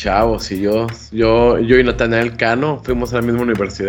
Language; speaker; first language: Spanish; native; Spanish